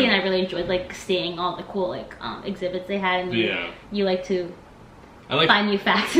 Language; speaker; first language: English; native; English